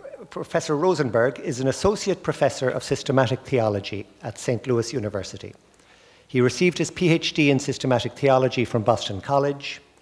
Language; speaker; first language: English; native; English